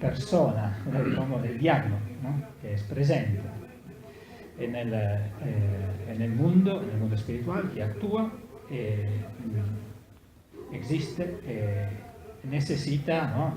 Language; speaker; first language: Spanish; non-native, fluent; Italian